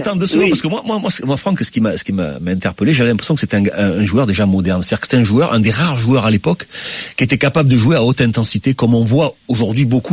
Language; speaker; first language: French; native; French